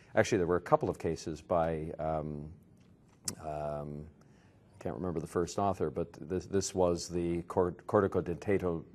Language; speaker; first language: English; native; English